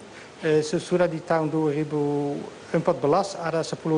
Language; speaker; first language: Indonesian; non-native, fluent; Dutch